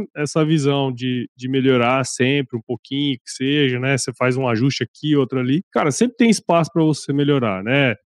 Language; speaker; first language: Portuguese; native; Portuguese